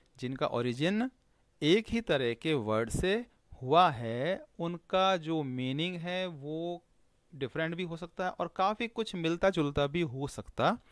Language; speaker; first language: Hindi; native; Hindi